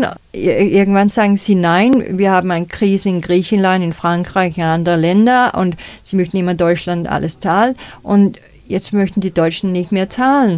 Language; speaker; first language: German; non-native, fluent; Danish